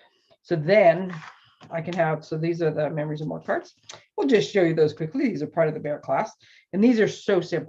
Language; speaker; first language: English; native; English